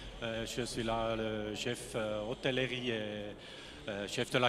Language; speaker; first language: French; non-native, learner; German